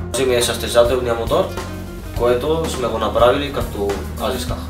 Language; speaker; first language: Bulgarian; early bilingual, heritage; Bulgarian